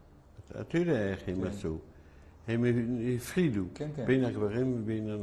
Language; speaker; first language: Hebrew; non-native, fluent; Yiddish